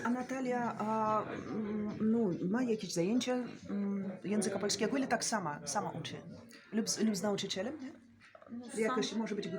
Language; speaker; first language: Polish; non-native, learner; Russian